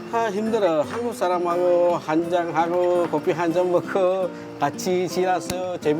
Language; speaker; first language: Korean; non-native, learner; Sinhala